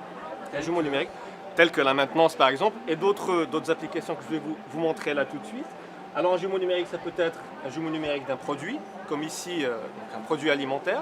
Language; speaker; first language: French; native; French